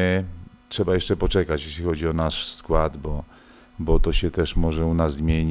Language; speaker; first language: Polish; native; Polish